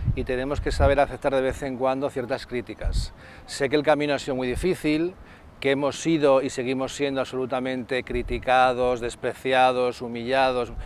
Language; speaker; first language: Spanish; native; Spanish